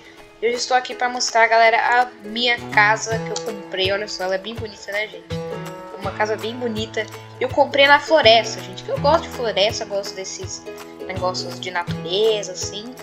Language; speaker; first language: Portuguese; native; Portuguese